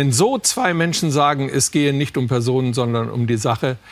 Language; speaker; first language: German; native; German